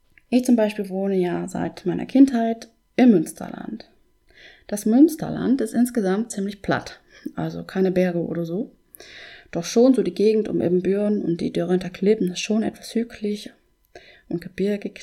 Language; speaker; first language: German; native; German